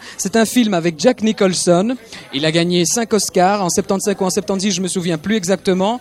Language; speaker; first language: French; native; French